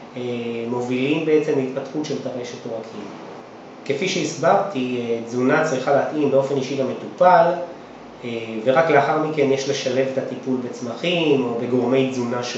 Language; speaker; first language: Hebrew; native; Hebrew